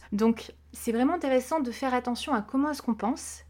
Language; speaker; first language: French; native; French